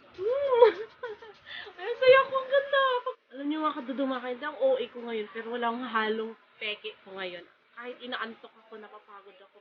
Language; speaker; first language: Filipino; non-native, local second language; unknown